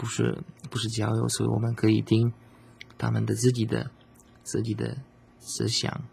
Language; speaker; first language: Chinese; non-native, fluent; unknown